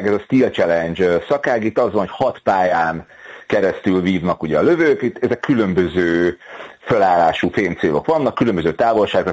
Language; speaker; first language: Hungarian; native; Hungarian